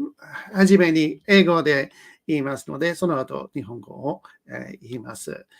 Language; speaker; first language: Japanese; non-native, learner; English